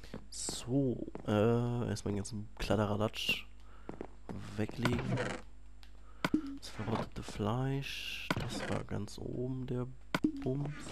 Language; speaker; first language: German; native; German